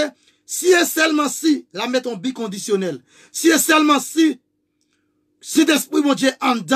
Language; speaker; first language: French; non-native, local second language; Haitian Creole